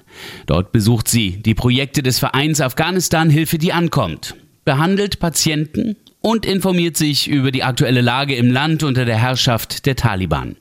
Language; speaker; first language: German; native; German